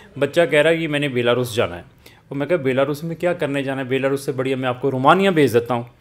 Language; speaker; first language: Hindi; native; Hindi